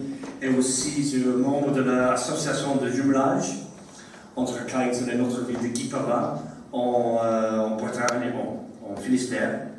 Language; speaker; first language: French; non-native, learner; English